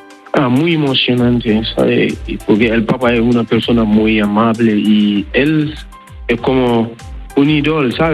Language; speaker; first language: Spanish; non-native, learner; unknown